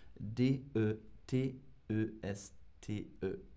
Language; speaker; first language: French; non-native, learner; English